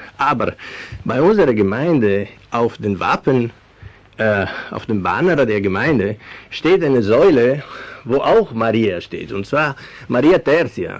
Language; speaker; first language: German; non-native, fluent; Venetian